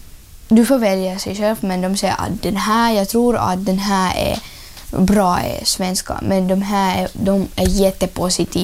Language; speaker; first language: Swedish; non-native, learner; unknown